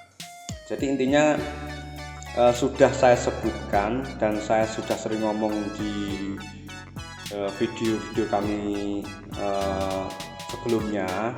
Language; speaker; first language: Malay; non-native, local second language; Javanese